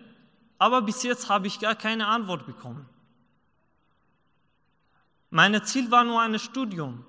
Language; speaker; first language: German; non-native, learner; Persian